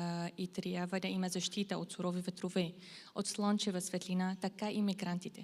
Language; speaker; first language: Bulgarian; non-native, fluent; Arabic